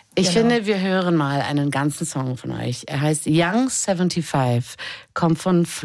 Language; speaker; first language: German; native; German